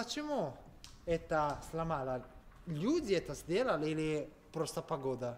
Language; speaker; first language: Russian; non-native, learner; English